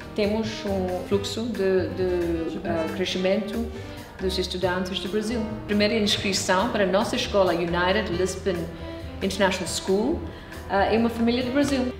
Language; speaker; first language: Portuguese; non-native, fluent; English